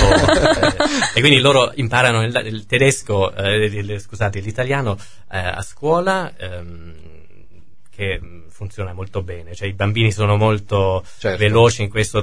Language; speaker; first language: Italian; non-native, fluent; German